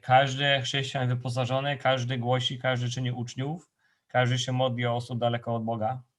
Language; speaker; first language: Polish; non-native, fluent; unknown